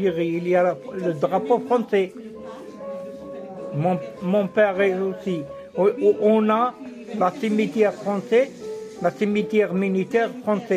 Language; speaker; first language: French; non-native, local second language; Arabic